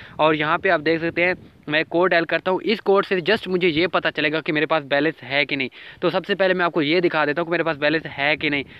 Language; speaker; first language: Urdu; non-native, local second language; Punjabi